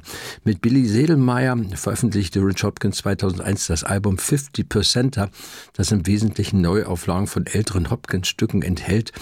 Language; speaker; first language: German; native; German